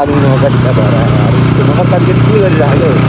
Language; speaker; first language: Nepali; native; Nepali